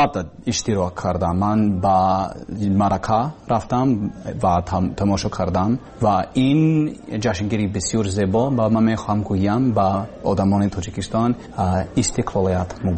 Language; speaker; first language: Persian; non-native, learner; English